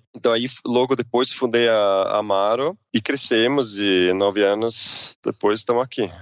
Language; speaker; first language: Portuguese; non-native, fluent; Swiss German